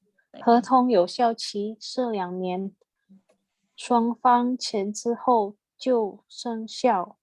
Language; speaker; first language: Chinese; non-native, learner; Indonesian